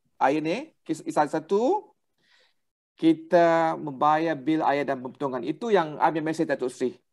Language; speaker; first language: Malay; non-native, local second language; Thai